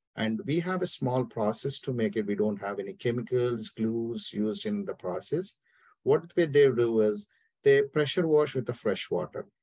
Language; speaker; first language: English; non-native, local second language; Telugu